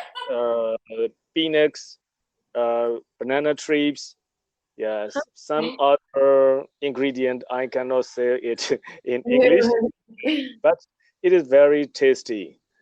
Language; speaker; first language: English; non-native, learner; Burmese